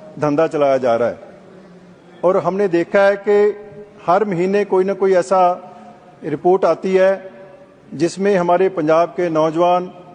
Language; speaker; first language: Hindi; non-native, local second language; Punjabi